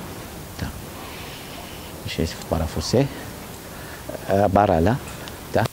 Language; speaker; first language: Portuguese; non-native, learner; Arabic